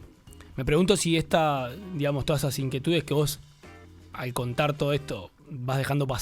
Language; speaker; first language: Spanish; native; Spanish